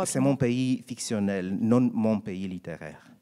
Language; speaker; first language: French; non-native, learner; Romanian